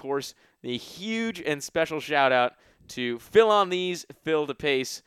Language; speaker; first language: English; native; English